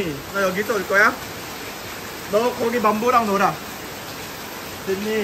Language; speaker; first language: Korean; non-native, fluent; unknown